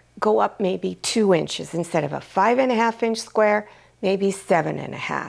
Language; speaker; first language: English; native; English